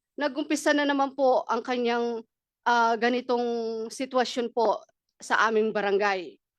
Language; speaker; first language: Filipino; non-native, local second language; Pampanga